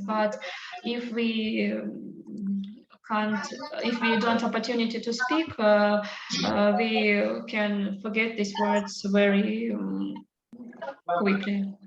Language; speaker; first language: English; non-native, learner; Russian